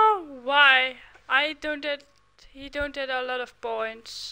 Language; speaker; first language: English; non-native, learner; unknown